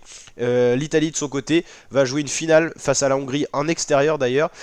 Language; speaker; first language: French; native; French